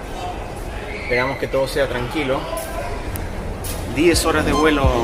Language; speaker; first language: Spanish; native; Spanish